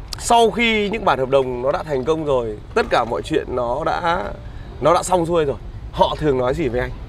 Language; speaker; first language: Vietnamese; native; Vietnamese